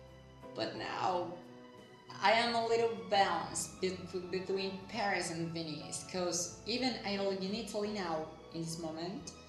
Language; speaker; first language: English; non-native, fluent; Portuguese